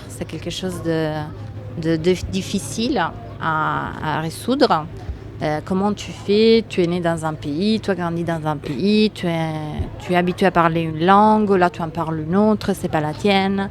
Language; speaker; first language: French; non-native, fluent; Italian